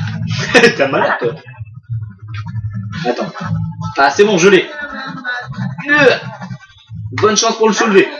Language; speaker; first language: French; native; French